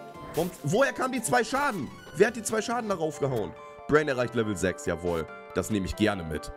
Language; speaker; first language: German; native; German